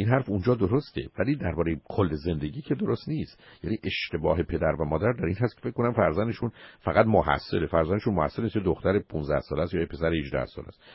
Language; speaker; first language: Persian; native; Persian